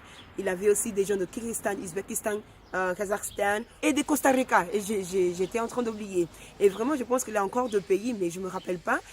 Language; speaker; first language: French; non-native, fluent; Spanish